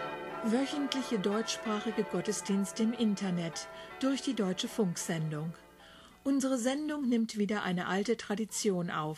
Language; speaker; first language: German; native; German